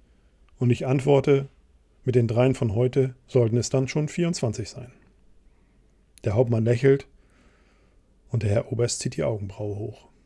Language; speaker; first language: German; native; German